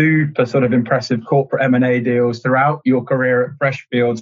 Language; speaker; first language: English; native; English